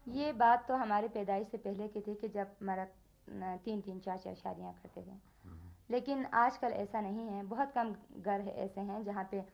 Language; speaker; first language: Urdu; non-native, local second language; Balti